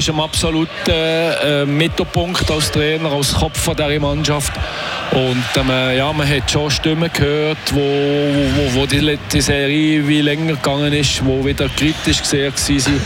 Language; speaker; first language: German; native; German